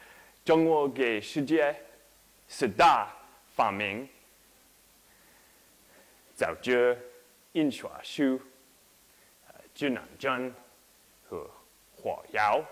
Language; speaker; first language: Chinese; non-native, learner; English